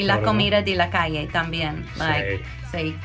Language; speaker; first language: Spanish; non-native, learner; English